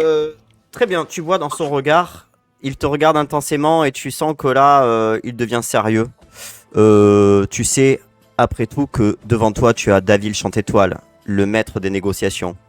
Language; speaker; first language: French; native; French